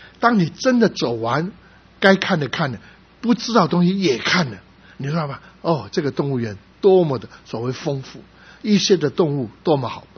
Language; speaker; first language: Chinese; non-native, local second language; Cantonese